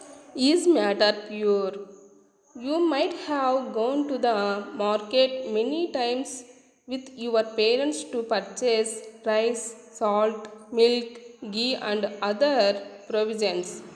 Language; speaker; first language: English; non-native, local second language; Telugu